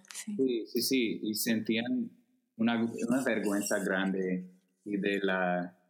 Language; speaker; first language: Spanish; non-native, fluent; English